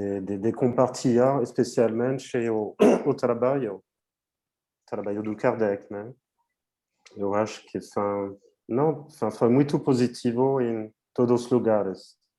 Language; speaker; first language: Portuguese; non-native, fluent; French